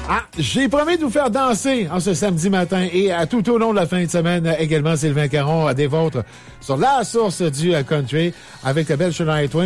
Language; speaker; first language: French; native; French